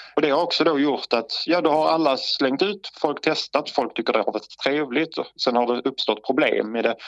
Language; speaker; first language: Swedish; native; Swedish